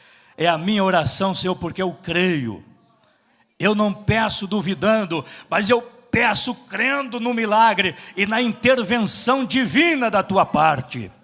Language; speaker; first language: Portuguese; native; Portuguese